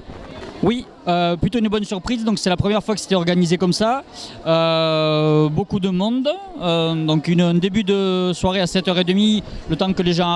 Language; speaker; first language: French; native; French